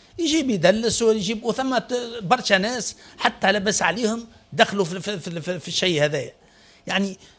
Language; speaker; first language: Arabic; native; Arabic